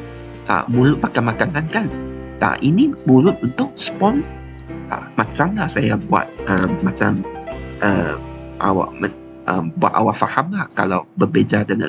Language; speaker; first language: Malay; non-native, local second language; Chinese